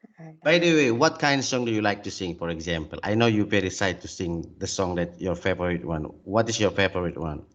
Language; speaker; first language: English; non-native, learner; Indonesian